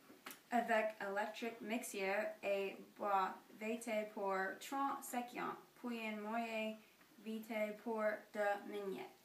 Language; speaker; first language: French; non-native, learner; English